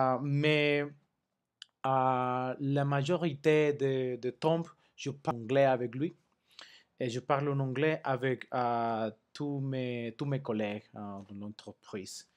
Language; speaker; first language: French; non-native, learner; Spanish